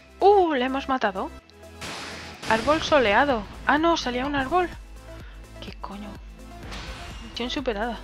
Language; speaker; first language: Spanish; native; Spanish